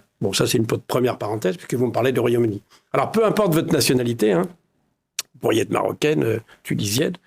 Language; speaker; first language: French; native; French